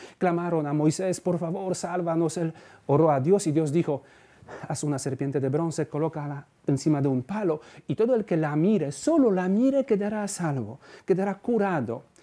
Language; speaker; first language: Spanish; non-native, fluent; Polish